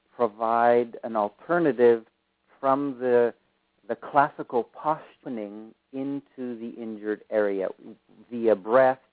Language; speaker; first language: English; native; English